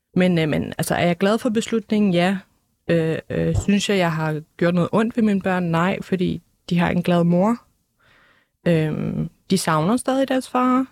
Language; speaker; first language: Danish; early bilingual, other home language; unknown